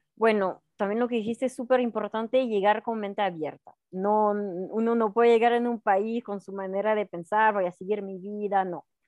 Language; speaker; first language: Spanish; non-native, fluent; French